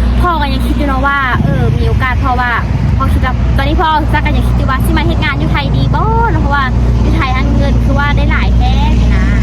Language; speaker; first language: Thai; non-native, learner; Lao